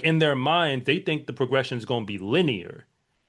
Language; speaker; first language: English; native; English